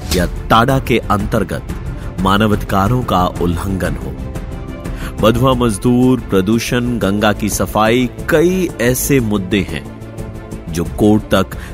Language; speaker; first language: Hindi; native; Hindi